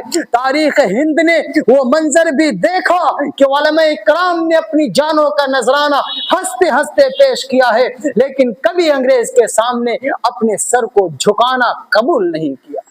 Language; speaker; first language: Urdu; native; Urdu